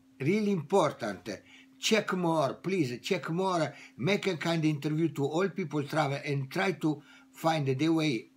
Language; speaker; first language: English; non-native, learner; Italian